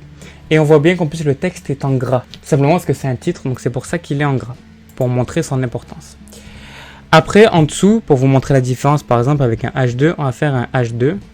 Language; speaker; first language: French; native; French